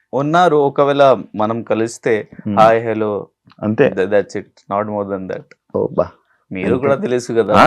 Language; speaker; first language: Telugu; non-native, local second language; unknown